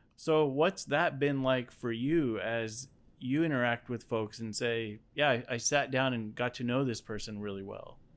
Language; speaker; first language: English; native; English